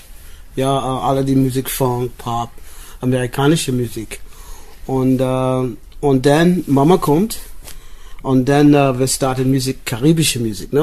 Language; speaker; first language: German; non-native, learner; English